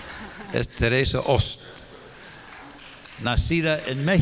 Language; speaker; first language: Spanish; non-native, fluent; English